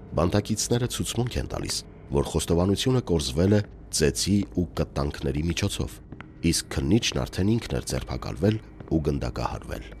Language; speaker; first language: Armenian; native; Armenian